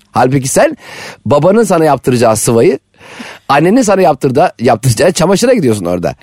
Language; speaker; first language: Turkish; native; Turkish